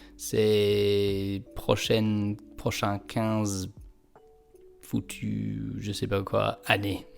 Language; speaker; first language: French; non-native, learner; English